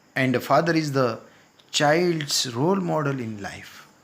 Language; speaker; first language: English; non-native, local second language; Marathi